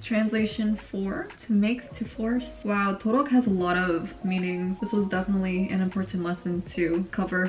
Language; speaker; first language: English; early bilingual, other home language; Korean